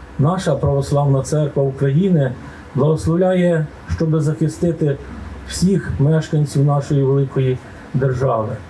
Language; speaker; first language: Ukrainian; native; Ukrainian